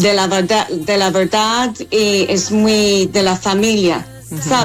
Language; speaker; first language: Spanish; non-native, fluent; English